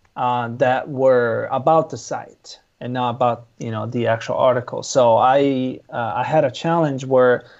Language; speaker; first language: English; non-native, fluent; Italian